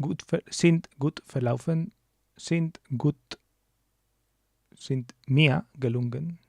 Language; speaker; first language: German; non-native, learner; English